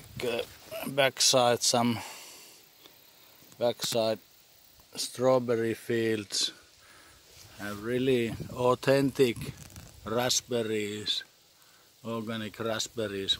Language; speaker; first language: English; non-native, learner; Thai